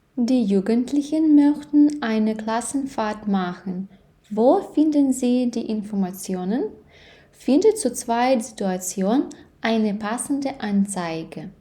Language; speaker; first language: German; non-native, fluent; Ukrainian